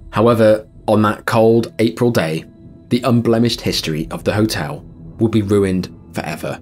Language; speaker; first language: English; native; English